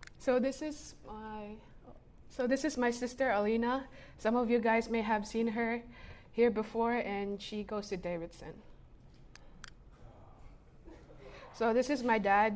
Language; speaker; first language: English; early bilingual, other home language; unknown